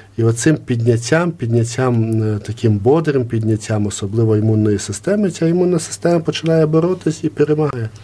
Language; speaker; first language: Ukrainian; native; Ukrainian